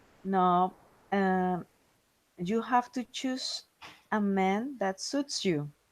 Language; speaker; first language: English; non-native, fluent; Spanish